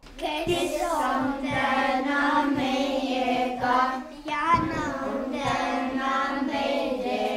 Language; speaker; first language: Estonian; non-native, local second language; Russian